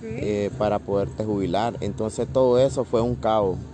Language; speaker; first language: Spanish; native; Spanish